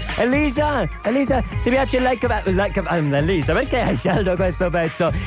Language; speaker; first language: Italian; non-native, fluent; English